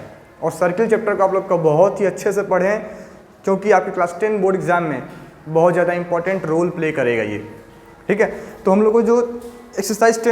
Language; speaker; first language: Hindi; native; Hindi